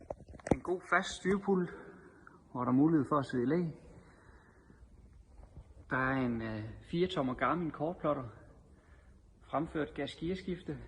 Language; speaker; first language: Danish; native; Danish